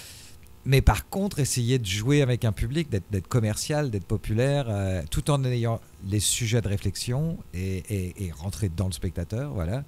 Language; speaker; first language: French; native; French